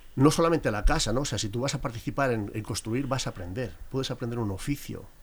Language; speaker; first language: Spanish; native; Spanish